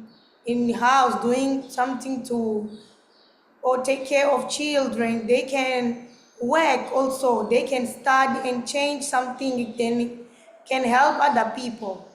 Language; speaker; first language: English; non-native, learner; Portuguese